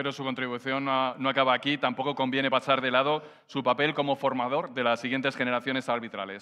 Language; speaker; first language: Spanish; native; Spanish